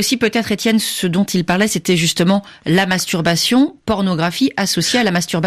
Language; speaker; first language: French; native; French